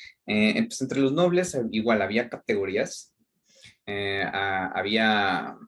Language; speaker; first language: Spanish; native; Spanish